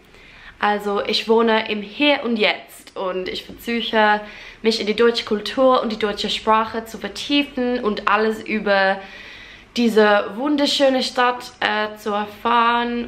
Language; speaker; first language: German; non-native, fluent; English